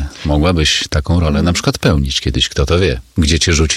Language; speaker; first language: Polish; native; Polish